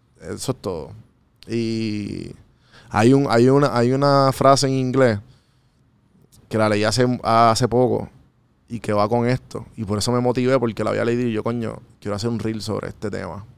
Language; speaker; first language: Spanish; native; Spanish